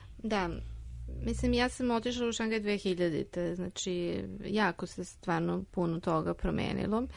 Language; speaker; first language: Serbian; native; Serbian